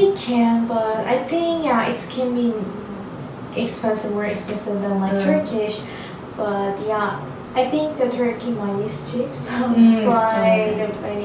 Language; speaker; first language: English; non-native, learner; Turkish